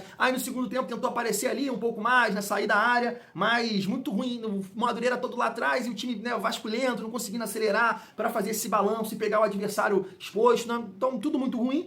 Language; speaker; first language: Portuguese; native; Portuguese